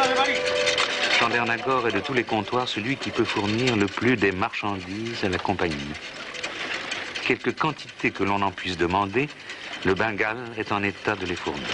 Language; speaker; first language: French; native; French